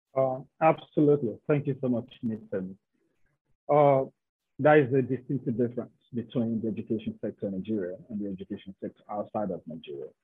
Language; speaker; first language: English; non-native, local second language; Yoruba